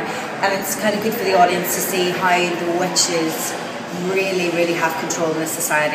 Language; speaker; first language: English; native; English